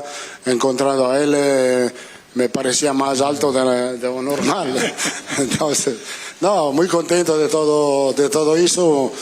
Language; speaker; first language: Spanish; non-native, fluent; Italian